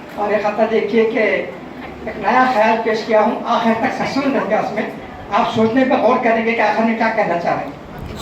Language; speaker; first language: Hindi; non-native, local second language; Urdu